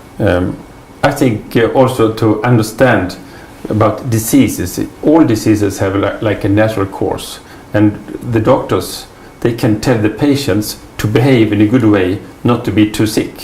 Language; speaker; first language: English; non-native, fluent; Swedish